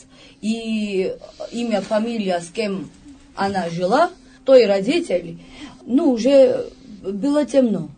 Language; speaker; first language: Russian; non-native, fluent; Georgian